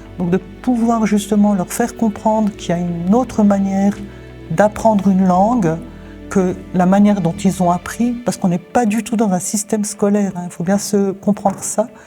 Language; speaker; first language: French; native; French